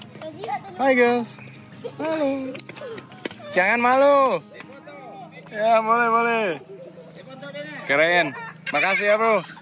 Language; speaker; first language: Indonesian; non-native, learner; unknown